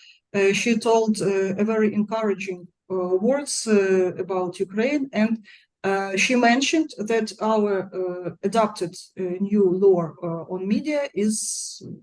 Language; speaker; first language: English; non-native, fluent; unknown